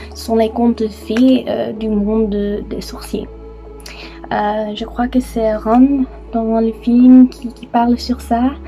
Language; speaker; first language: French; non-native, learner; Dutch